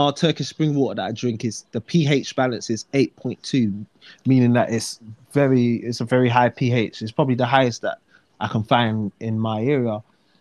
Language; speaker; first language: English; native; English